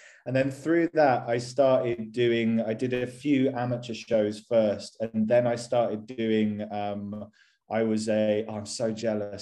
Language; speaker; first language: English; native; English